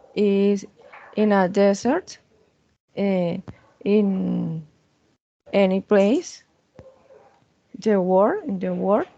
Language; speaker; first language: English; non-native, learner; Spanish